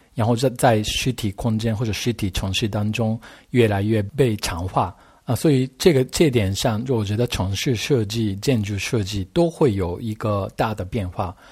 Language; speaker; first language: Chinese; non-native, fluent; Japanese